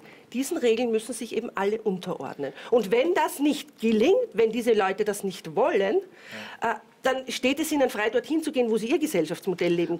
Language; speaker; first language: German; native; German